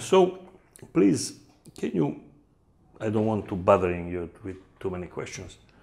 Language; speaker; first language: English; non-native, learner; Macedonian